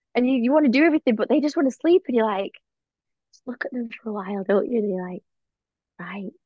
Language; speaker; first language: English; native; English